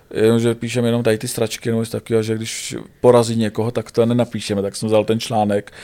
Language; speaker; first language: Czech; native; Czech